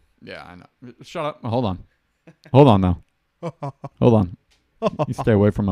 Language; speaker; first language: English; native; English